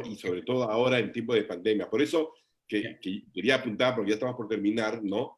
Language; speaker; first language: Spanish; native; Spanish